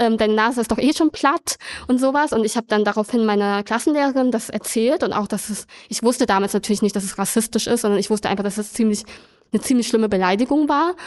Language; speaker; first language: German; early bilingual, other home language; Vietnamese